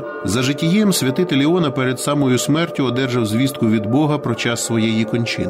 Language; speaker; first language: Ukrainian; native; Ukrainian